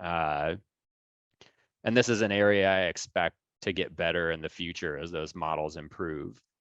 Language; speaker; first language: English; native; English